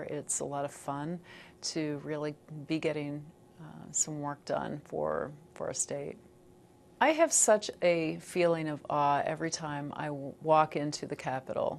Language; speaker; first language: English; native; English